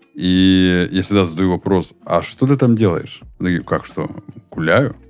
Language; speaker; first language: Russian; native; Russian